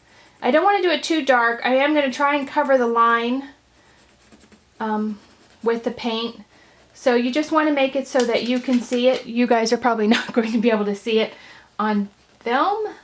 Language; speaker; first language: English; native; English